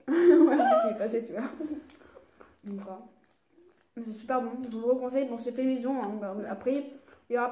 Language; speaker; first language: French; native; French